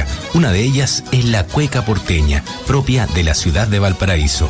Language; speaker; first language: Spanish; native; Spanish